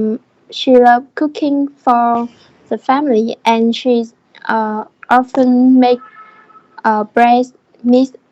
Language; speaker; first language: English; non-native, learner; Vietnamese